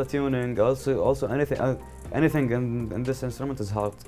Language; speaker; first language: English; non-native, learner; Arabic